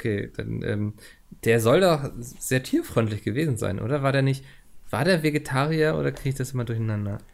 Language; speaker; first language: German; native; German